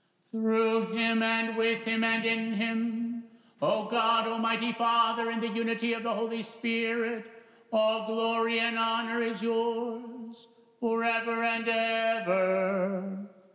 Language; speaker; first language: English; native; English